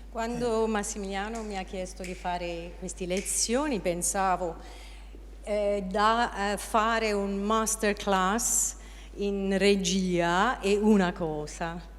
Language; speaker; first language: Italian; non-native, fluent; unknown